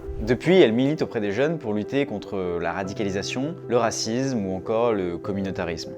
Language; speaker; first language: French; native; French